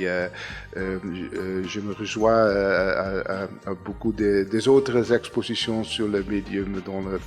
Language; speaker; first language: French; non-native, fluent; Dutch